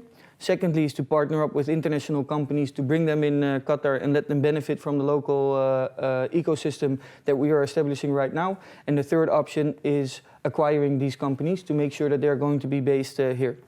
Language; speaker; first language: English; non-native, fluent; Dutch